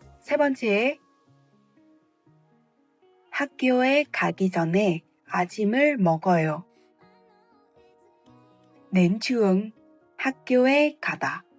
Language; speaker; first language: Korean; non-native, fluent; Vietnamese